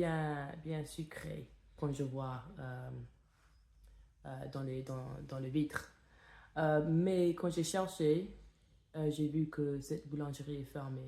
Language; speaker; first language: French; non-native, fluent; English